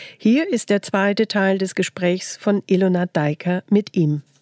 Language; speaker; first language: German; native; German